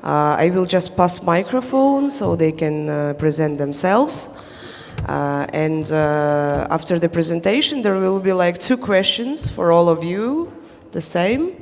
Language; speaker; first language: English; non-native, fluent; Slovenian